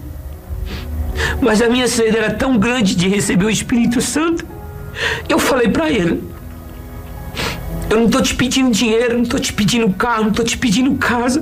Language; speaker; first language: Portuguese; native; Portuguese